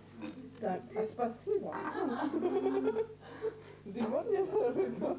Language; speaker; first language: Russian; non-native, learner; German